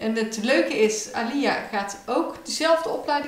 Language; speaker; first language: Dutch; native; Dutch